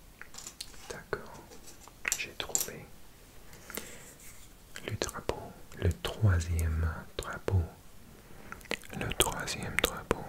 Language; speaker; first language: French; non-native, learner; Welsh